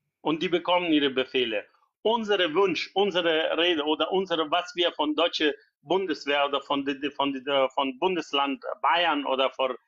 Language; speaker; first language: German; non-native, learner; Persian